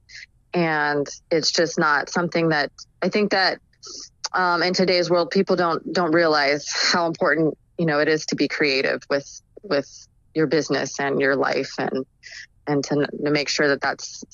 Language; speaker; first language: English; native; English